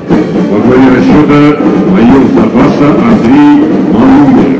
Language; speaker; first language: Russian; native; Russian